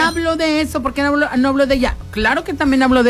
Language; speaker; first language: Spanish; native; Spanish